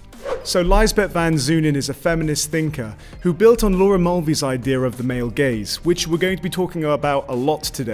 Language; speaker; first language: English; native; English